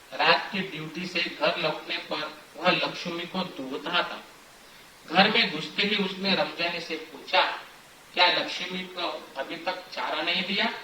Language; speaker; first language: Hindi; non-native, local second language; Marathi